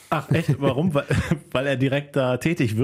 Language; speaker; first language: German; native; German